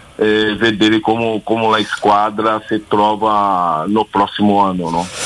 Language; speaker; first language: Italian; non-native, learner; Portuguese